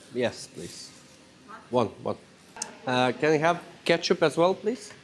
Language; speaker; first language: English; non-native, learner; Lithuanian